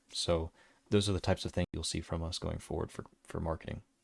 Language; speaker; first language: English; native; English